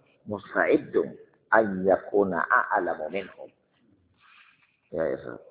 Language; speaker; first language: Arabic; non-native, fluent; Hausa